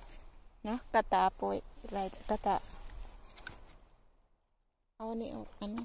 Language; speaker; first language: Finnish; non-native, learner; Thai